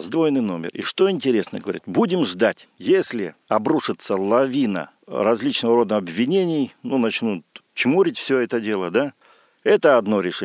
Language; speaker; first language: Russian; native; Russian